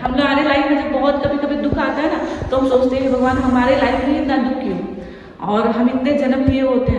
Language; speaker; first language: Hindi; native; Hindi